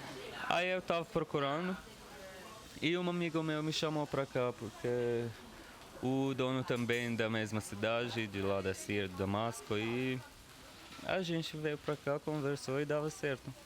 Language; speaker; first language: Portuguese; non-native, learner; Arabic